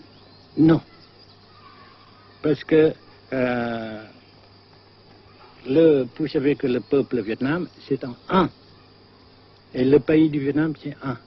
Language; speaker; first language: French; non-native, fluent; Vietnamese